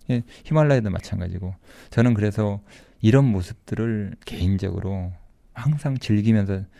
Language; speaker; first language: Korean; native; Korean